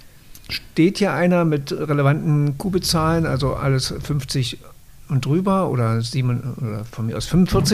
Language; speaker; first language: German; native; German